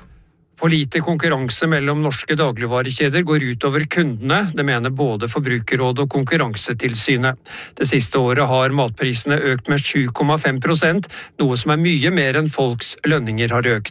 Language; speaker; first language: Norwegian; native; Norwegian